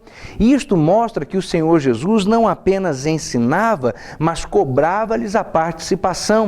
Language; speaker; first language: Portuguese; native; Portuguese